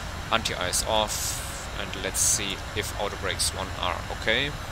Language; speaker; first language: English; non-native, fluent; German